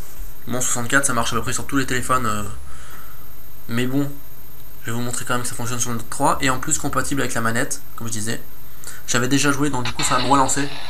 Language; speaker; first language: French; native; French